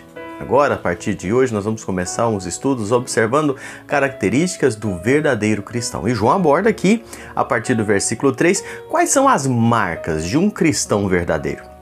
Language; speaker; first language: Portuguese; native; Portuguese